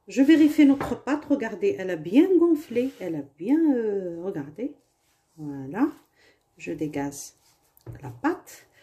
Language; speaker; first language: French; non-native, local second language; Arabic